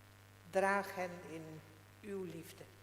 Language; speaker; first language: Dutch; non-native, local second language; Western Frisian